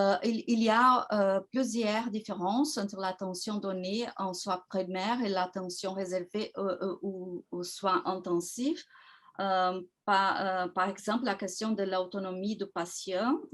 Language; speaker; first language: French; non-native, fluent; Portuguese